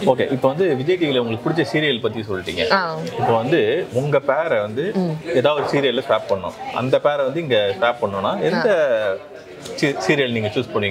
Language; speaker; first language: Tamil; native; Tamil